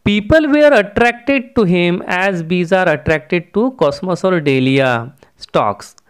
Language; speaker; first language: English; non-native, local second language; Marathi